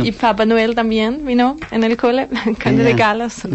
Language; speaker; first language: Spanish; non-native, learner; Danish